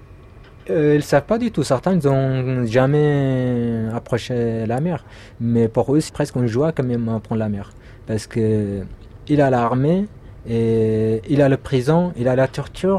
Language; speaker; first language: French; non-native, fluent; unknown